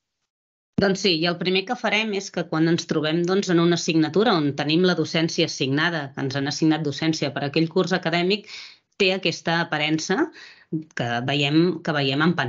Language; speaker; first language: Catalan; native; Catalan